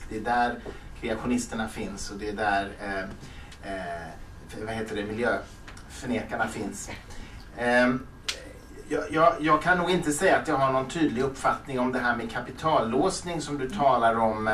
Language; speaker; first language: Swedish; native; Swedish